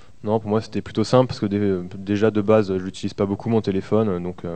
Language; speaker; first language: French; native; French